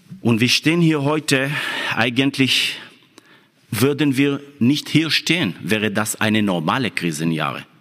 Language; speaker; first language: German; non-native, fluent; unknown